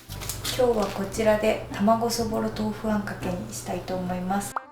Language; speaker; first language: Japanese; native; Japanese